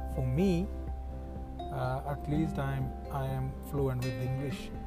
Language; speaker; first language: English; non-native, local second language; Malayalam